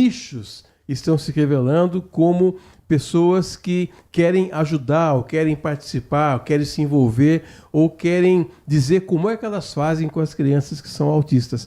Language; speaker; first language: Portuguese; native; Portuguese